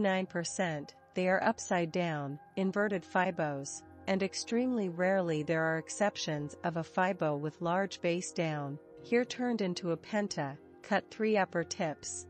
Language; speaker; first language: English; non-native, fluent; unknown